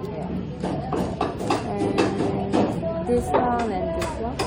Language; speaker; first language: English; non-native, learner; Korean